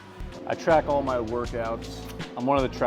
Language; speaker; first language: English; native; English